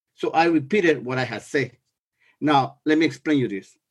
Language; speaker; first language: English; non-native, fluent; Spanish